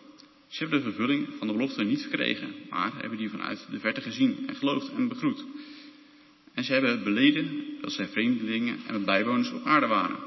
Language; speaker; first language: Dutch; native; Dutch